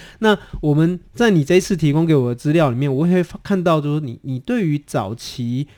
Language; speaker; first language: Chinese; native; Chinese